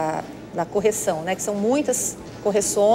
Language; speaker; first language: Portuguese; native; Portuguese